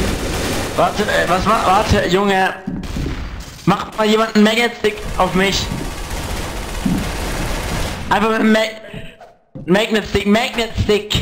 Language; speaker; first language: German; native; German